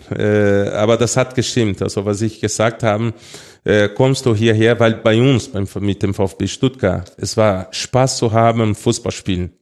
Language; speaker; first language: German; non-native, fluent; Portuguese